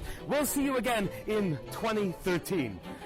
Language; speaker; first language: English; native; English